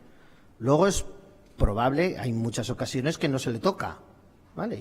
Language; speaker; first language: Spanish; native; Spanish